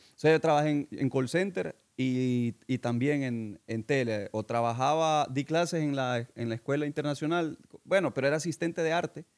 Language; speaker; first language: Spanish; native; Spanish